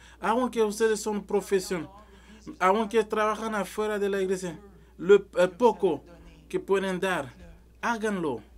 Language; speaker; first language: Spanish; non-native, learner; French